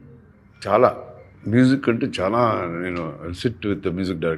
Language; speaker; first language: Telugu; native; Telugu